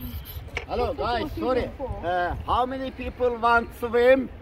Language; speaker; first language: English; non-native, learner; Turkish